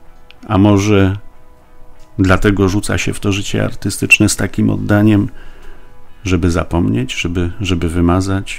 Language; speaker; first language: Polish; native; Polish